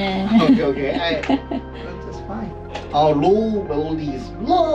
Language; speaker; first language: English; non-native, learner; Korean